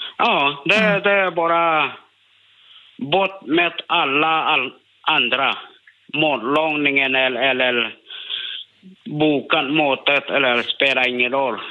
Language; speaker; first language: Swedish; non-native, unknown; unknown